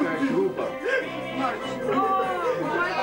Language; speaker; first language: Russian; non-native, fluent; English